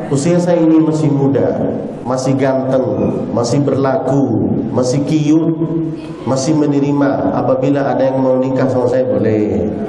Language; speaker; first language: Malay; non-native, fluent; Arabic